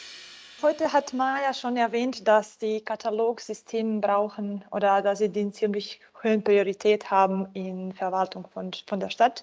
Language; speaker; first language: German; non-native, fluent; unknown